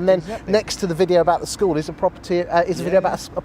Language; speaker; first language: English; native; English